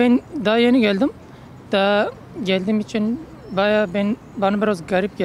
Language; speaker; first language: Turkish; non-native, learner; Uzbek